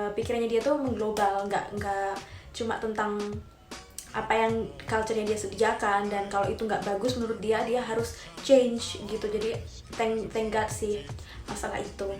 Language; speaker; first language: Indonesian; native; Indonesian